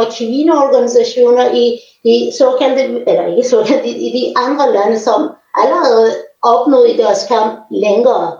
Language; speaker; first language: Danish; non-native, fluent; Persian